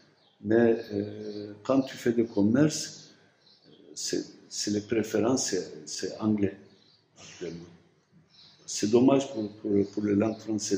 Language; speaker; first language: French; non-native, fluent; Turkish